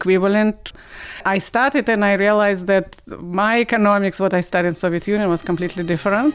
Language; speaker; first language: English; non-native, fluent; Russian